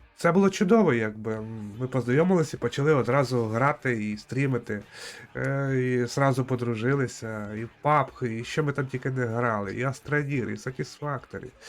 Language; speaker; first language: Ukrainian; non-native, local second language; Russian